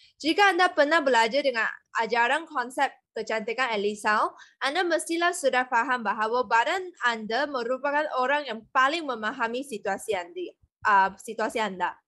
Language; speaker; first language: Malay; non-native, local second language; Chinese